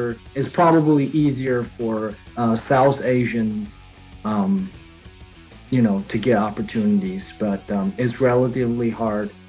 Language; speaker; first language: English; non-native, fluent; Chinese